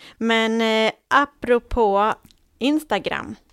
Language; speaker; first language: Swedish; native; Swedish